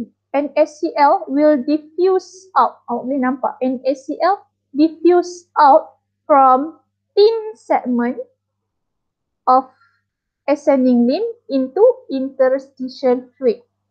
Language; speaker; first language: English; non-native, local second language; Malay